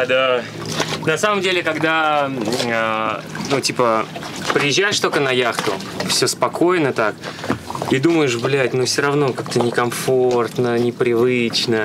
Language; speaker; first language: Russian; native; Russian